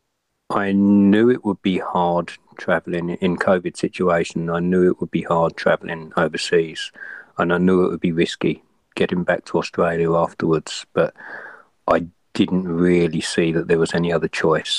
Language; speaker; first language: English; native; English